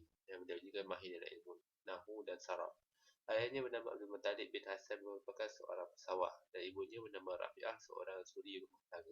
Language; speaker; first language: Malay; native; Malay